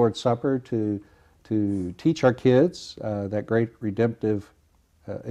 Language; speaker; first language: English; native; English